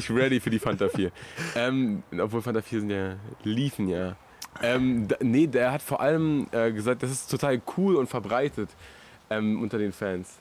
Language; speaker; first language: German; native; German